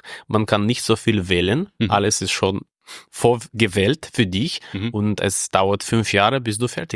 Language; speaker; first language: German; non-native, fluent; Russian